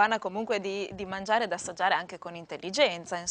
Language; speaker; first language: Italian; native; Italian